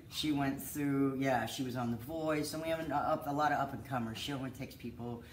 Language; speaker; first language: English; native; English